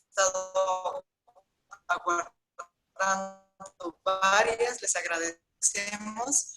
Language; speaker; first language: Spanish; native; Spanish